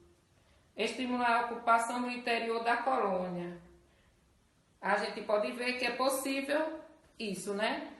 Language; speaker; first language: Portuguese; native; Portuguese